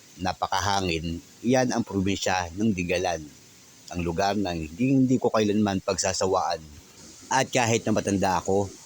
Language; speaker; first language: Filipino; native; Filipino